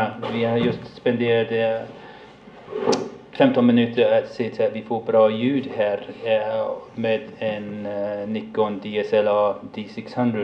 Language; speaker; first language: Swedish; non-native, fluent; English